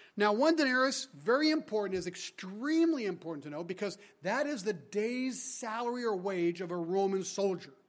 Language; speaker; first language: English; early bilingual, other home language; French